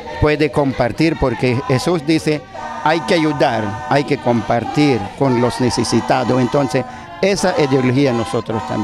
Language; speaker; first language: Spanish; non-native, local second language; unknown